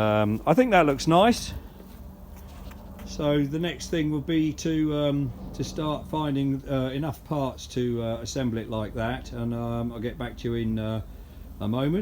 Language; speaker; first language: English; native; English